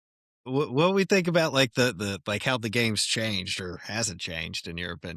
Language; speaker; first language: English; native; English